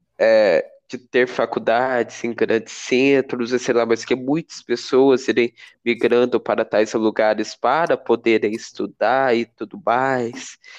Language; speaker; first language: Portuguese; native; Portuguese